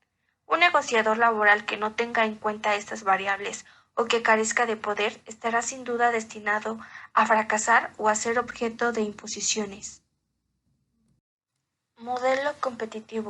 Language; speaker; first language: Spanish; native; Spanish